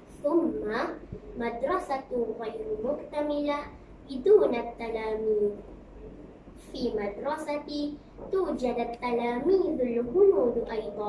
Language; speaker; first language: Arabic; non-native, learner; Malay